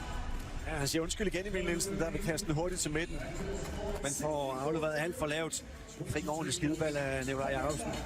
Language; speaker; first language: Danish; native; Danish